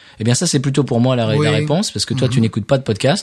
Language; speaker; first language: French; native; French